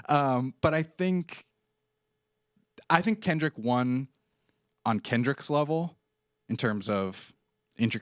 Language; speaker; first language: English; native; English